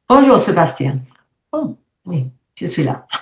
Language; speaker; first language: French; non-native, learner; English